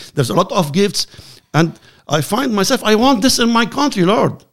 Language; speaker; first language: English; non-native, learner; Arabic